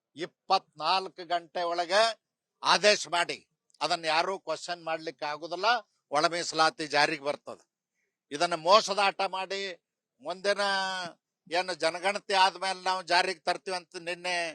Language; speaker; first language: Kannada; native; Kannada